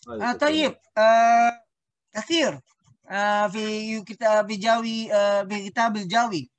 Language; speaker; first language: Arabic; non-native, learner; Indonesian